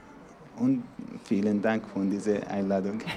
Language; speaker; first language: German; non-native, learner; Arabic